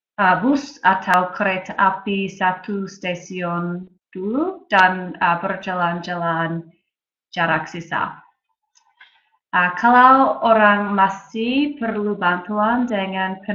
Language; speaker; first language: Indonesian; non-native, learner; English